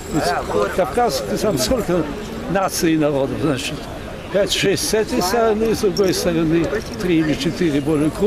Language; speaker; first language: Russian; early bilingual, heritage; Russian